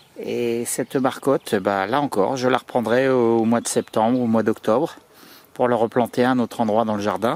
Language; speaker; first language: French; native; French